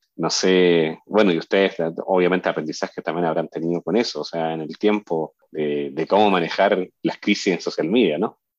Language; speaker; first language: Spanish; native; Spanish